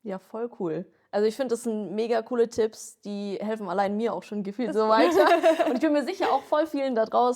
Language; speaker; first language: German; native; German